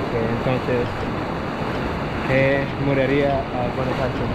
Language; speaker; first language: Spanish; non-native, learner; English